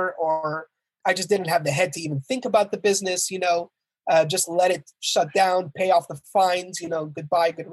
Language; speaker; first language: English; native; English